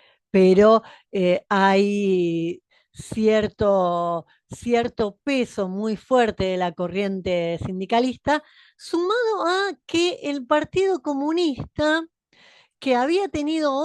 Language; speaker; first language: Spanish; native; Spanish